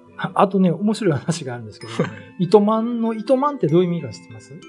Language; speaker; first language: Japanese; native; Japanese